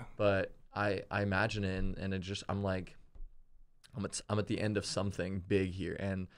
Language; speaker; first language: English; early bilingual, other home language; German